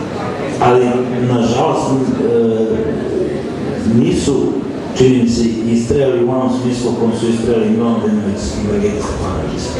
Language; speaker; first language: Serbian; native; Serbian